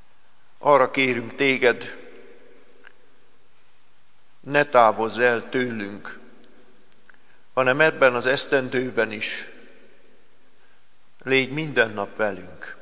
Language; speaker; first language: Hungarian; native; Hungarian